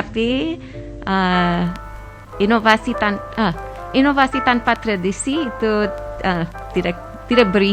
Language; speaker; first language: Indonesian; non-native, fluent; English